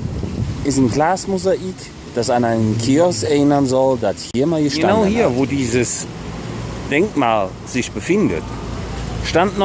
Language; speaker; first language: German; native; German